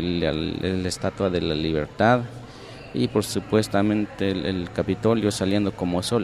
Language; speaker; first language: Spanish; non-native, local second language; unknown